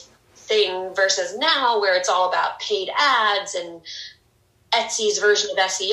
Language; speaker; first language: English; native; English